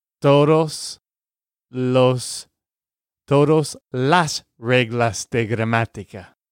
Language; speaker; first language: Spanish; non-native, learner; English